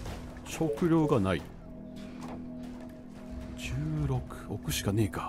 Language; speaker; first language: Japanese; native; Japanese